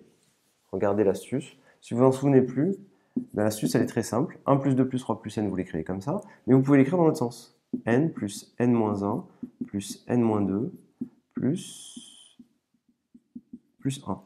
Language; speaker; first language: French; native; French